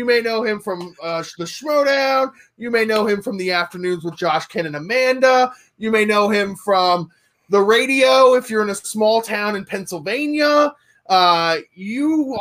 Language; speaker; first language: English; native; English